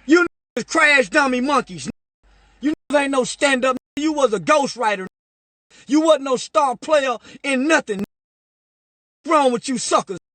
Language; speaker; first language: English; native; English